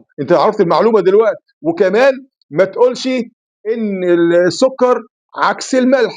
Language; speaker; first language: Arabic; native; Arabic